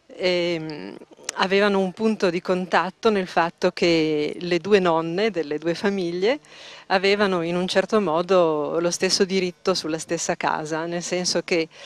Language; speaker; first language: Italian; native; Italian